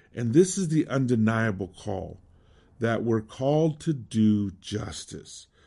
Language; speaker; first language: English; native; English